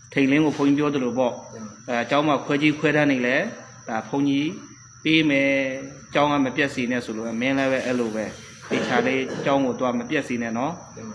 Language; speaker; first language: Burmese; native; Burmese